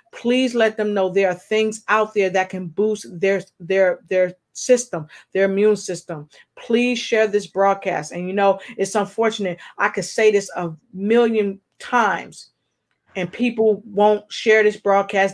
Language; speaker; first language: English; native; English